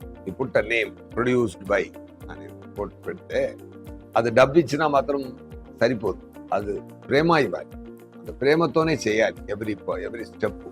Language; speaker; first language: Telugu; non-native, fluent; Tamil